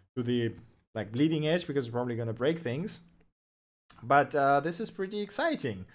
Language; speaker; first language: English; non-native, fluent; Russian